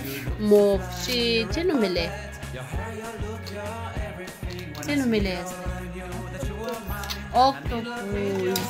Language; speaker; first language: Romanian; non-native, learner; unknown